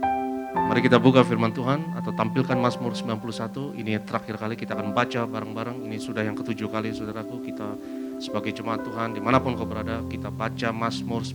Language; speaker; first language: Indonesian; native; Indonesian